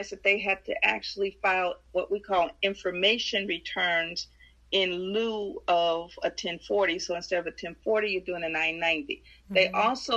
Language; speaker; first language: English; native; English